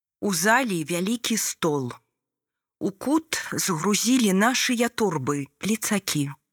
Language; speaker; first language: Belarusian; native; Belarusian